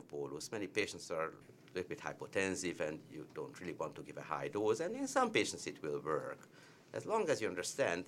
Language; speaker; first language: English; non-native, fluent; Hungarian